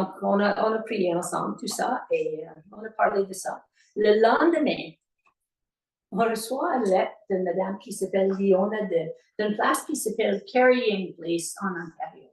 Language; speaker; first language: French; native; French